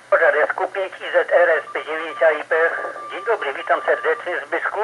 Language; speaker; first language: Polish; native; Polish